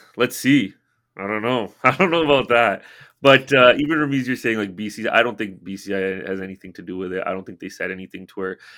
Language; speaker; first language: English; native; English